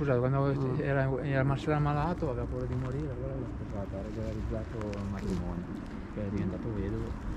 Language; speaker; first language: Italian; native; Italian